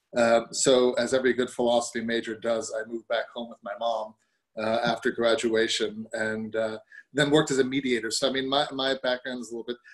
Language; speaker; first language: English; early bilingual, other home language; German